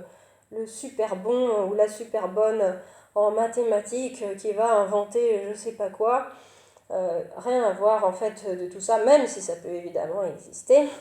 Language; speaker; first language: French; native; French